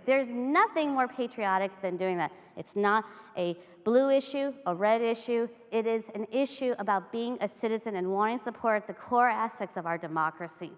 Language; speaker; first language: English; native; English